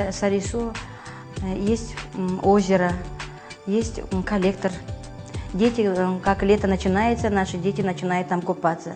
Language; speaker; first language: Russian; non-native, local second language; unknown